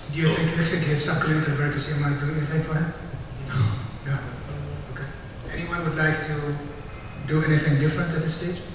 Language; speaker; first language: English; non-native, fluent; Arabic